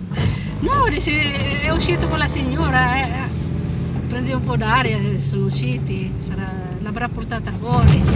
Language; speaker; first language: Italian; non-native, fluent; Filipino